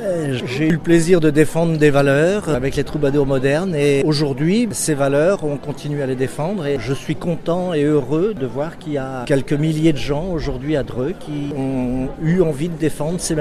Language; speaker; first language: French; native; French